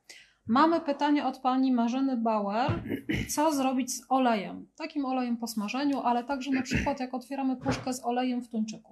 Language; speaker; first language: Polish; native; Polish